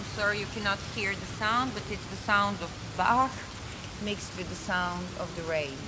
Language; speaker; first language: English; non-native, fluent; Serbian